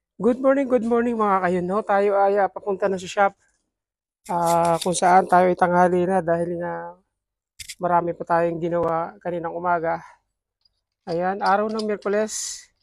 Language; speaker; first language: Filipino; native; Filipino